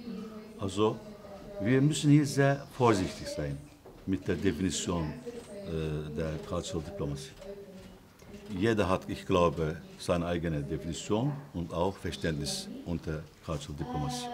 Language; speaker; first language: German; non-native, fluent; Turkish